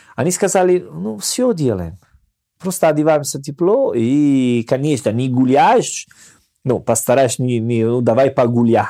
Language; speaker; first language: Russian; non-native, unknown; Italian